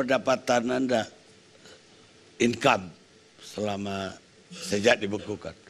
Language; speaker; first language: Indonesian; native; Indonesian